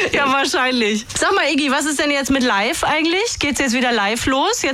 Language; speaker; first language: German; native; German